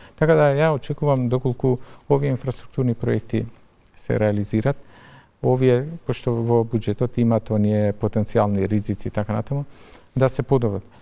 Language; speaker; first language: Macedonian; non-native, local second language; Albanian